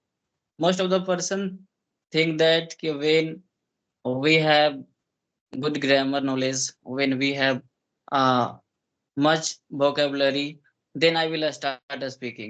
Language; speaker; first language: English; non-native, local second language; Hindi